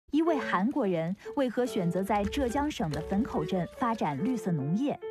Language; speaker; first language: Chinese; native; Chinese